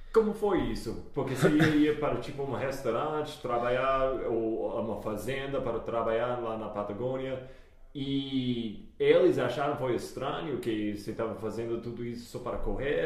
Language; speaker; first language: Portuguese; non-native, fluent; English